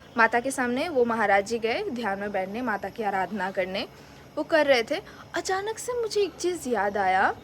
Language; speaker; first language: Hindi; non-native, local second language; Bangla